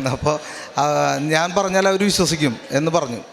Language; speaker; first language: Malayalam; native; Malayalam